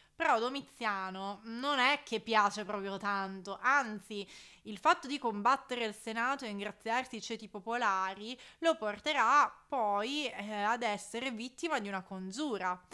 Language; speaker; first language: Italian; native; Italian